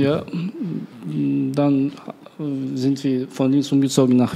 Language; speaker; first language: German; non-native, learner; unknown